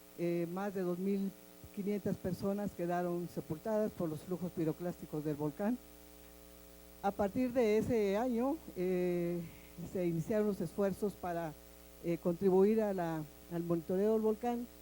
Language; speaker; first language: Spanish; native; Spanish